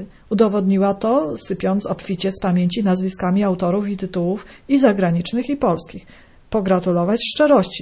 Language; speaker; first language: Polish; native; Polish